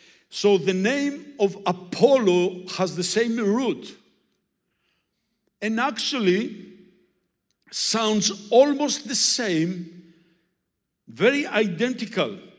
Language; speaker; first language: English; non-native, fluent; Greek